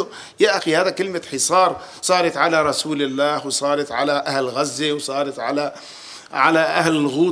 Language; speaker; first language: Arabic; native; Arabic